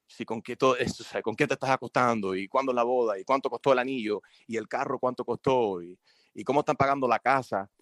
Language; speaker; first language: Spanish; early bilingual, heritage; Spanish